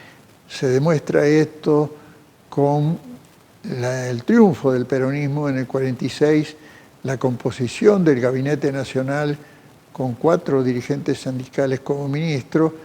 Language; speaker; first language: Spanish; native; Spanish